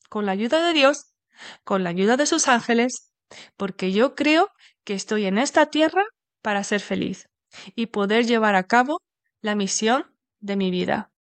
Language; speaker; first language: Spanish; native; Spanish